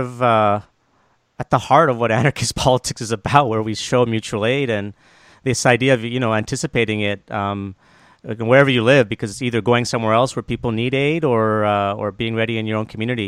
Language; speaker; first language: English; native; English